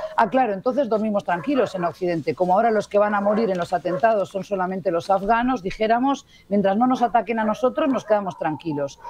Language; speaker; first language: Spanish; native; Spanish